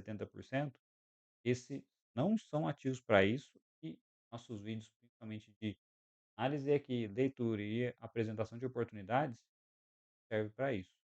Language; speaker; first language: Portuguese; native; Portuguese